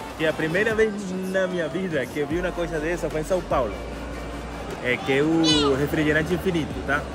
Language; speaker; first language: Portuguese; non-native, fluent; Spanish